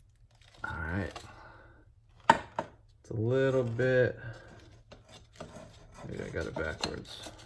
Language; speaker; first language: English; native; English